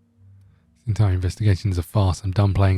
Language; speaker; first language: English; native; English